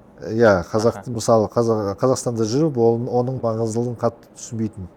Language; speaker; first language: Kazakh; non-native, local second language; Russian